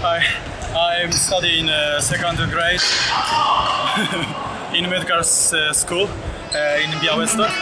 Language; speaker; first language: English; non-native, learner; Polish